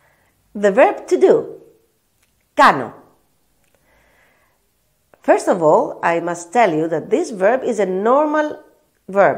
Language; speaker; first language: English; non-native, fluent; Greek